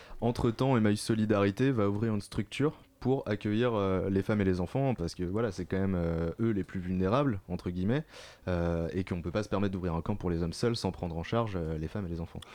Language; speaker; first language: French; native; French